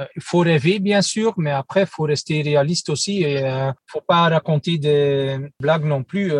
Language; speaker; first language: French; non-native, local second language; Dutch